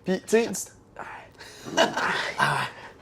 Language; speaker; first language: French; native; French